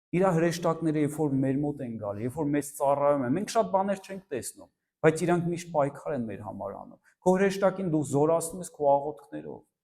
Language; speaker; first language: Armenian; early bilingual, heritage; Armenian